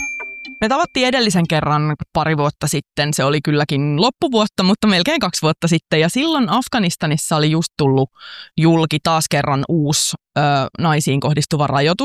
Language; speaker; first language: Finnish; native; Finnish